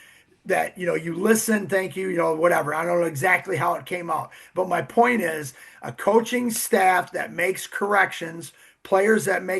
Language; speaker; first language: English; native; English